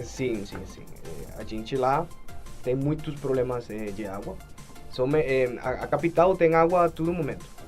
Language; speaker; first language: Portuguese; non-native, fluent; Spanish